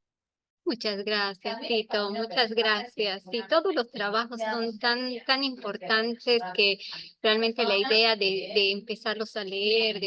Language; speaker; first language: Spanish; native; Spanish